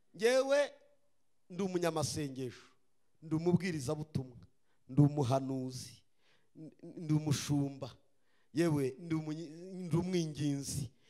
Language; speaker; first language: Kinyarwanda; native; Kinyarwanda